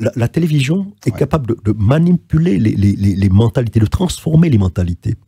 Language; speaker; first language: French; native; French